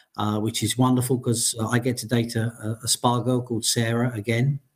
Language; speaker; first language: English; native; English